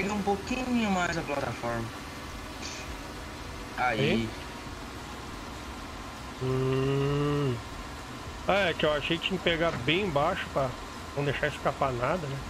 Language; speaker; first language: Portuguese; native; Portuguese